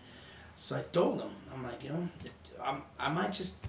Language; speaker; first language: English; non-native, fluent; Swedish